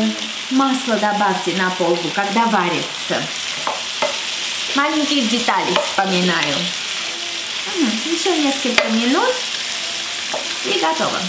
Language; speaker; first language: Russian; non-native, fluent; Armenian